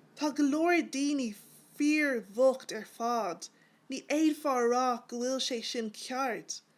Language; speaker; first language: Irish; native; Irish